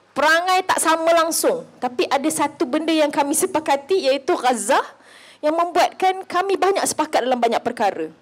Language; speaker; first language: Malay; native; Malay